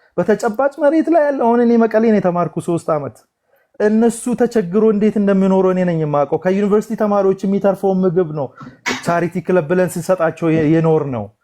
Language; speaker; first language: Amharic; non-native, local second language; Oromo